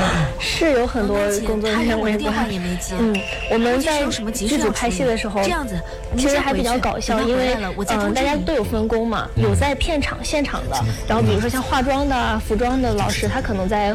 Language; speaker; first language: Chinese; native; Chinese